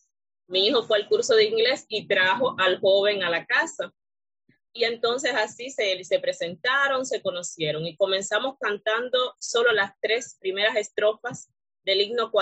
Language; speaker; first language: Spanish; native; Spanish